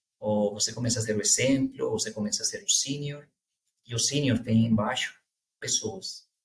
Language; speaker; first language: Portuguese; non-native, fluent; Spanish